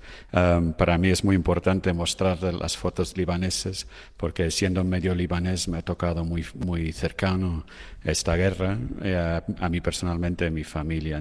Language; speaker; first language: Spanish; non-native, fluent; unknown